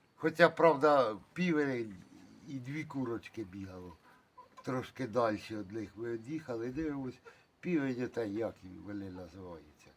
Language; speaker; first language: Ukrainian; native; Ukrainian